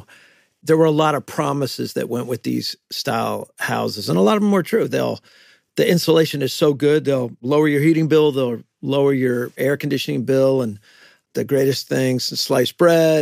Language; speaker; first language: English; native; English